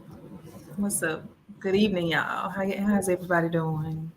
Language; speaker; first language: English; native; English